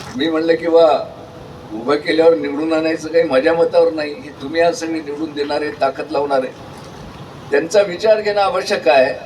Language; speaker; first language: Marathi; native; Marathi